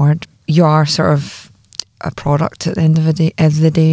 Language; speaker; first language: English; native; English